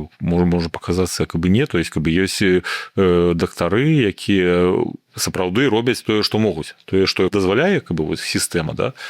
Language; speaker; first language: Belarusian; non-native, local second language; Russian